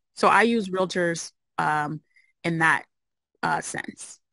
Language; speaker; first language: English; native; English